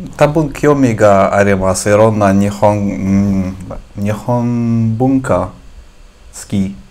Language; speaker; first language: Japanese; non-native, learner; Russian